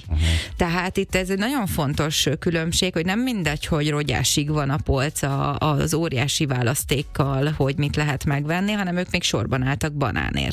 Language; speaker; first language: Hungarian; native; Hungarian